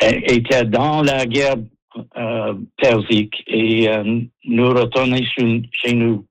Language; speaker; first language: French; non-native, local second language; English